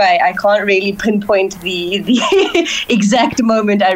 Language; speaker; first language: English; native; English